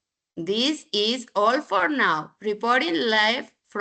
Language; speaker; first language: English; non-native, learner; Spanish